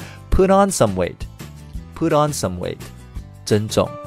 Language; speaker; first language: English; early bilingual, other home language; Chinese